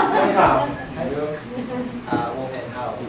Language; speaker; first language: Chinese; non-native, learner; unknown